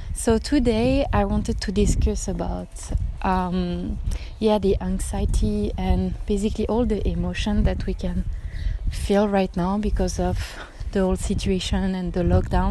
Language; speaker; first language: English; non-native, fluent; French